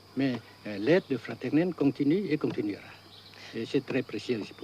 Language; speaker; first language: French; non-native, fluent; Vietnamese